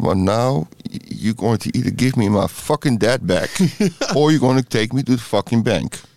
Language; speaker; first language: English; non-native, fluent; Dutch